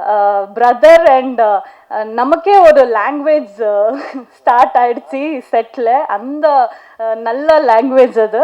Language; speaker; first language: Tamil; non-native, learner; Kannada